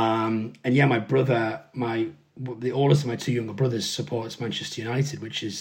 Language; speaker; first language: English; native; English